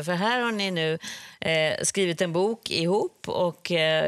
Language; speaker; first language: Swedish; native; Swedish